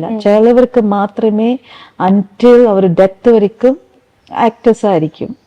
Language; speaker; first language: Malayalam; non-native, fluent; Tamil